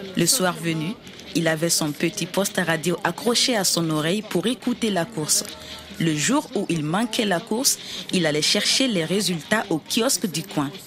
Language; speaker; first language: French; non-native, local second language; Dyula